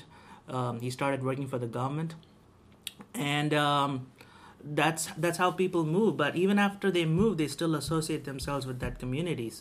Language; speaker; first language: English; non-native, local second language; Tamil